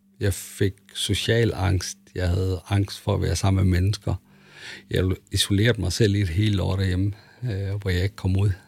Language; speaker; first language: Danish; early bilingual, other home language; Arabic